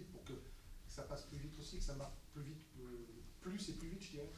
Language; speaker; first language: French; native; French